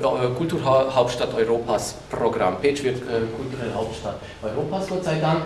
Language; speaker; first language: German; non-native, fluent; Hungarian